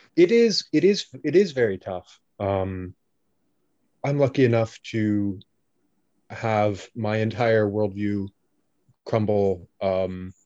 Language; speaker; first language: English; native; English